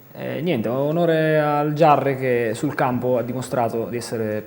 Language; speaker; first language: Italian; native; Italian